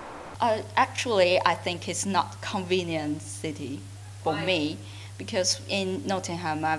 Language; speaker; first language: English; non-native, fluent; Chinese